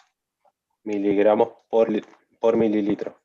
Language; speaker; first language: Spanish; native; Spanish